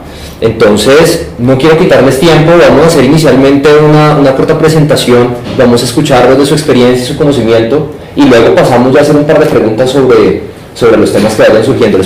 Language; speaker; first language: Spanish; native; Spanish